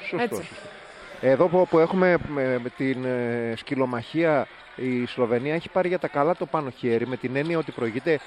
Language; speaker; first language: Greek; native; Greek